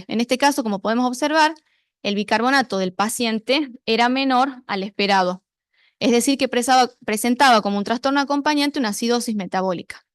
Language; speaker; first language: Spanish; native; Spanish